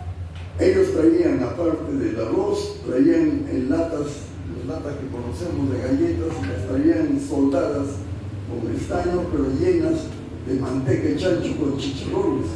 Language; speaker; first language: Spanish; native; Spanish